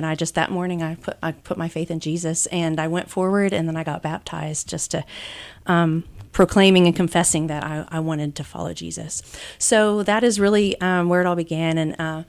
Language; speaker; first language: English; native; English